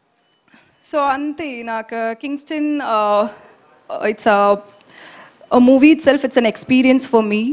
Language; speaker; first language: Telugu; non-native, local second language; Tamil